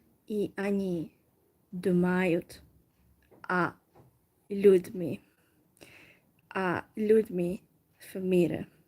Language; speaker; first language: Russian; non-native, learner; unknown